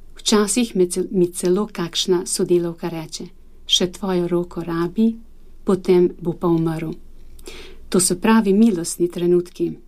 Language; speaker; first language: Slovenian; non-native, fluent; Albanian